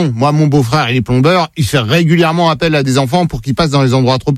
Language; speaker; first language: French; native; French